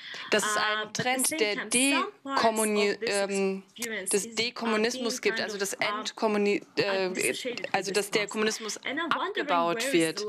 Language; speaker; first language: German; non-native, fluent; Russian